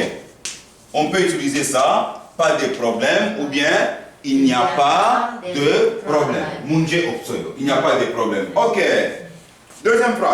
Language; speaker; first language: French; non-native, fluent; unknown